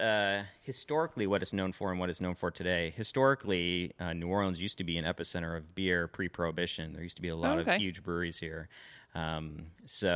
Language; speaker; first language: English; native; English